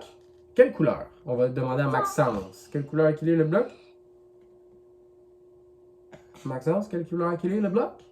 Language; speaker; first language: French; native; French